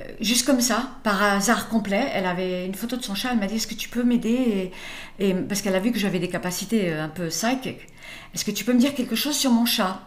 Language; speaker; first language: French; early bilingual, other home language; English